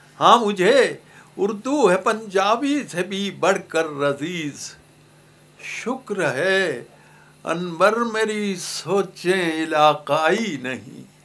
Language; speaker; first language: Urdu; non-native, local second language; Punjabi